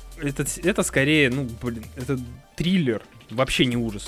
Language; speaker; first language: Russian; native; Russian